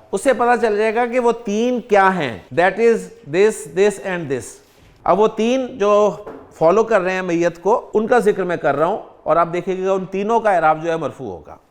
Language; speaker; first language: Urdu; native; Urdu